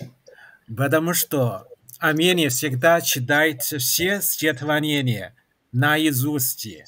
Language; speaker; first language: Russian; non-native, fluent; Chinese